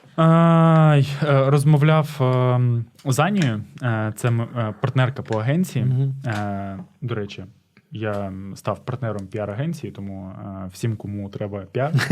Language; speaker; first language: Ukrainian; non-native, local second language; Russian